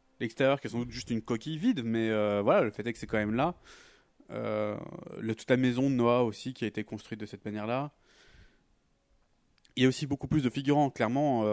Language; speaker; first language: French; native; French